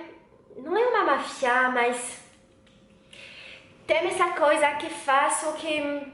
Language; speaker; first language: Portuguese; non-native, learner; French